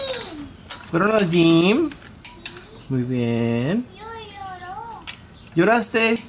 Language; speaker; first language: Spanish; native; Spanish